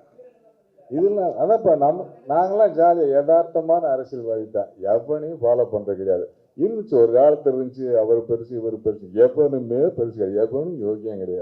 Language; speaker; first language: Tamil; native; Tamil